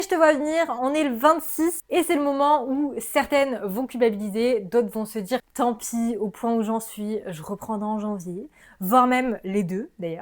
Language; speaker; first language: French; native; French